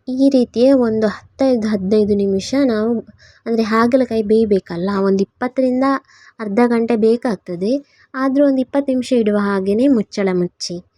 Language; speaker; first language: Kannada; non-native, local second language; Tulu